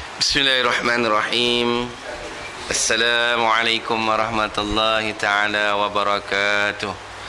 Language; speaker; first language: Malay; native; Malay